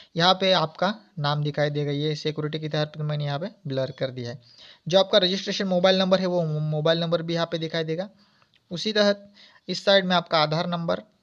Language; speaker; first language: Hindi; non-native, local second language; Marathi